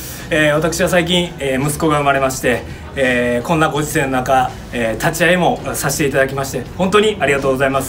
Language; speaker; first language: Japanese; native; Japanese